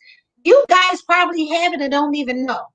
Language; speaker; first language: English; native; English